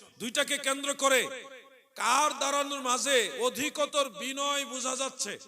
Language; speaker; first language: Bangla; native; Bangla